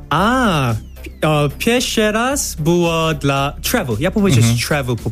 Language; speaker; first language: Polish; non-native, learner; Korean